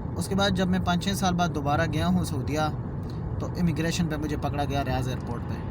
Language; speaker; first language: Urdu; non-native, local second language; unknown